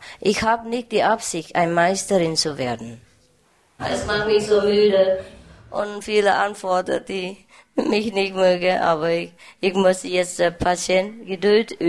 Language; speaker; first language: German; non-native, fluent; Vietnamese